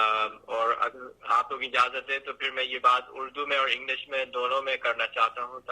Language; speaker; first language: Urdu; early bilingual, heritage; Urdu